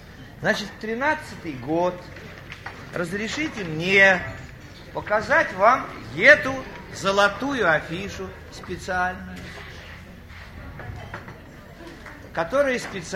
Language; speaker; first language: Russian; native; Russian